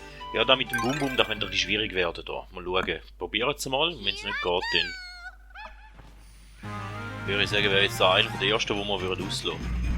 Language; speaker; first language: German; native; German